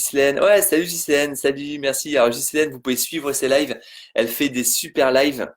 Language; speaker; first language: French; native; French